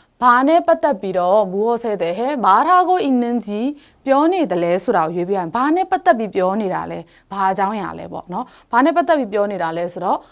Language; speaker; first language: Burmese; native; Burmese